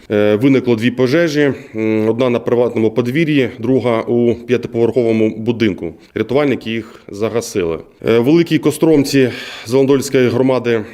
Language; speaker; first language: Ukrainian; native; Ukrainian